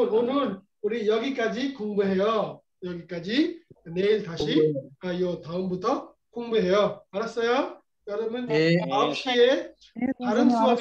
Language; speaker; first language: Korean; non-native, learner; Bangla